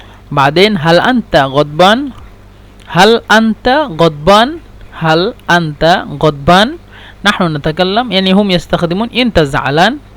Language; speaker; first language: Arabic; non-native, fluent; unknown